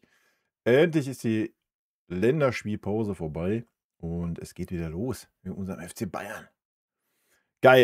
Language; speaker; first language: German; native; German